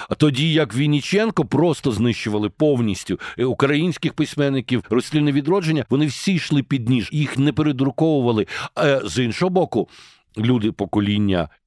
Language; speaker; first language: Ukrainian; native; Ukrainian